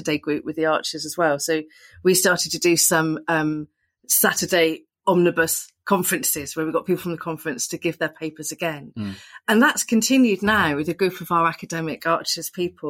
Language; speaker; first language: English; native; English